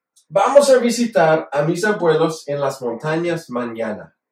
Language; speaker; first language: Spanish; non-native, fluent; English